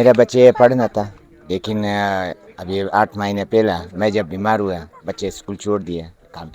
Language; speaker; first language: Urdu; early bilingual, other home language; Pashto